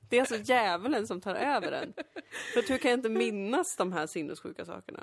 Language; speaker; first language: Swedish; early bilingual, other home language; Kurdish